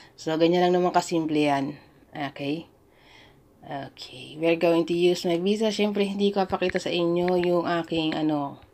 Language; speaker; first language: Filipino; native; Filipino